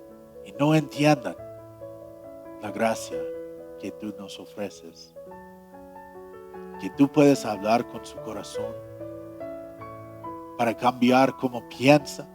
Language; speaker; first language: Spanish; non-native, fluent; English